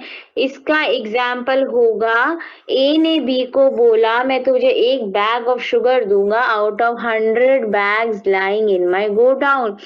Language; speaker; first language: Hindi; native; Hindi